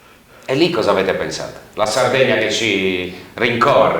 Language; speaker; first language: Italian; native; Italian